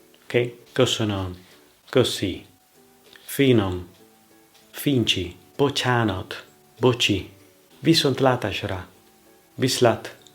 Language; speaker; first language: Hungarian; non-native, learner; Italian